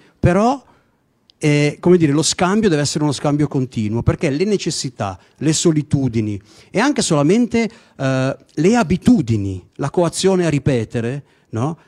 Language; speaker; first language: Italian; native; Italian